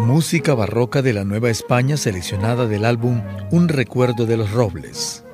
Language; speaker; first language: Spanish; native; Spanish